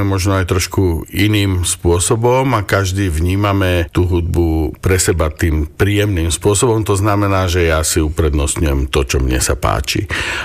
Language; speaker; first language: Slovak; native; Slovak